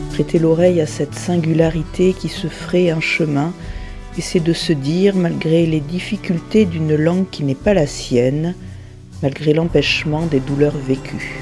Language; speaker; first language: French; native; French